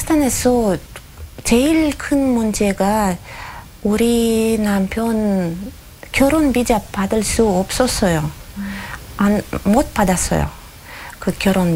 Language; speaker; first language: Korean; non-native, learner; Russian